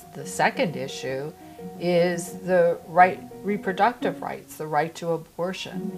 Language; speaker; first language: English; native; English